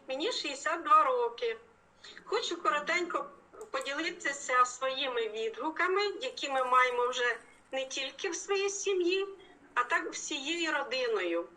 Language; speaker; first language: Ukrainian; native; Ukrainian